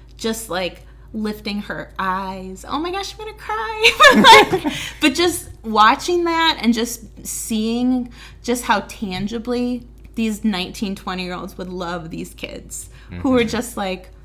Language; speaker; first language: English; native; English